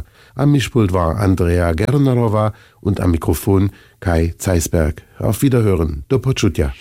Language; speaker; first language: German; native; German